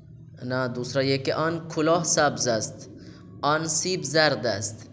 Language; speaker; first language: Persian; non-native, fluent; Urdu